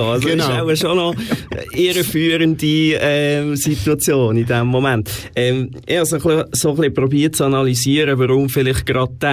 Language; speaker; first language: German; native; German